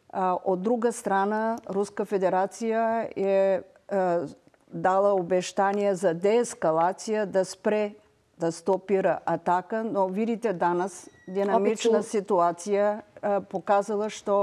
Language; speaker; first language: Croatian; non-native, learner; Bulgarian